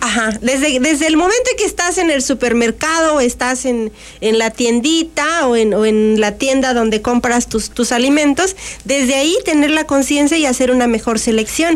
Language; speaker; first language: Spanish; native; Spanish